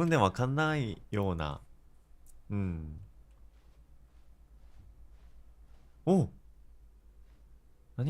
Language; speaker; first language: Japanese; non-native, fluent; Korean